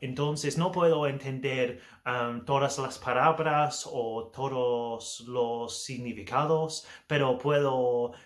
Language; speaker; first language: Spanish; non-native, learner; English